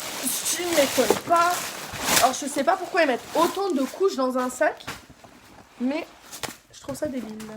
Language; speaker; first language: French; native; French